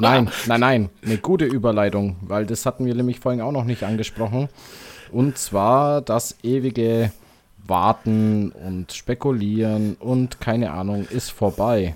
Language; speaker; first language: German; native; German